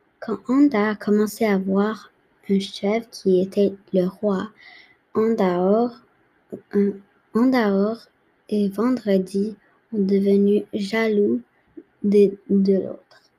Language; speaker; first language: French; non-native, learner; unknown